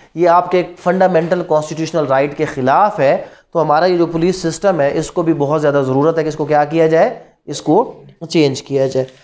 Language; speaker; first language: Urdu; non-native, local second language; Punjabi